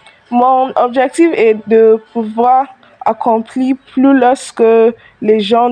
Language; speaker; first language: French; non-native, learner; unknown